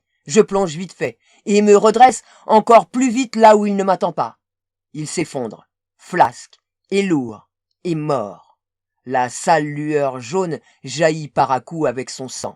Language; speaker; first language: French; native; French